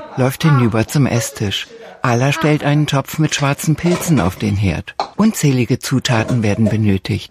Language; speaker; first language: German; native; German